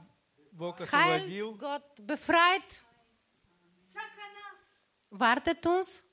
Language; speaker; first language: German; non-native, learner; Bulgarian